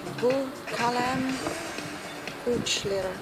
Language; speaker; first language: Turkish; non-native, learner; English